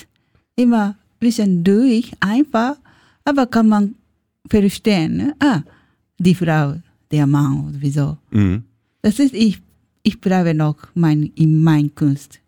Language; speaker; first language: German; non-native, learner; Japanese